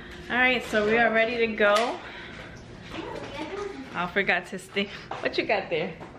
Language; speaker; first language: English; early bilingual, other home language; Spanish